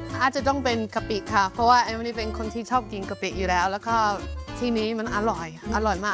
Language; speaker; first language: Thai; non-native, fluent; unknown